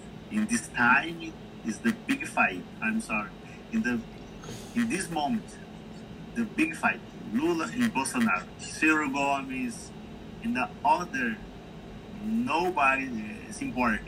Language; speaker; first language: English; non-native, learner; Portuguese